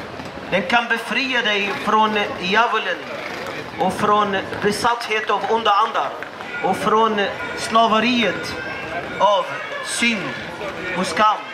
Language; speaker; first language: Swedish; non-native, fluent; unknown